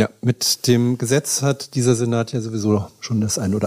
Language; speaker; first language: German; native; German